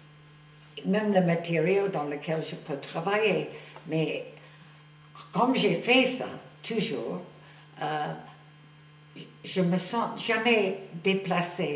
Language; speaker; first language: French; non-native, fluent; English